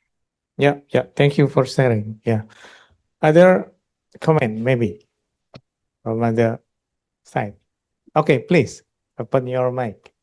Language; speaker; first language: English; non-native, local second language; Indonesian